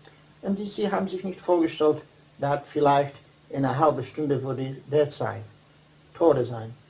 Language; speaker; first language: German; non-native, fluent; Dutch